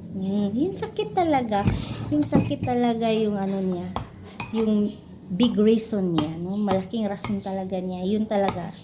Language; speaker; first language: Filipino; non-native, local second language; Cebuano